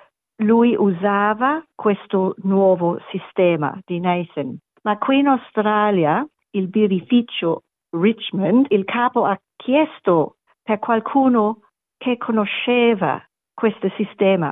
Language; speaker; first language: Italian; non-native, learner; English